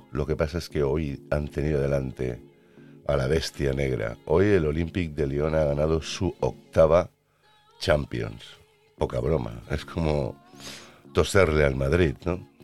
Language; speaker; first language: Spanish; native; Spanish